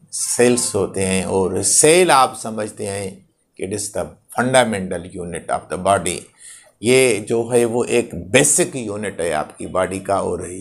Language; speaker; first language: Urdu; non-native, local second language; Sindhi